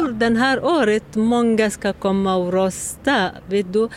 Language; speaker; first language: Swedish; non-native, learner; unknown